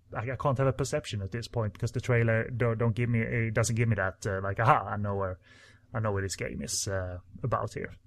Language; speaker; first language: English; non-native, fluent; Swedish